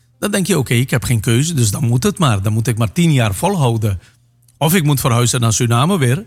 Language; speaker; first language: Dutch; non-native, local second language; Caribbean Hindustani